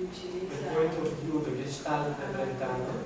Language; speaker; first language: Spanish; non-native, fluent; Greek